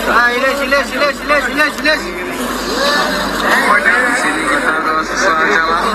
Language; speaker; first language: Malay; non-native, learner; Bangla